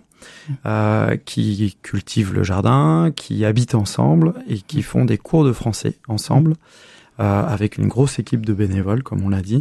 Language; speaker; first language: French; native; French